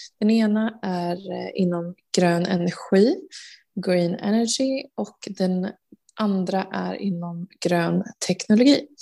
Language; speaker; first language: Swedish; native; Swedish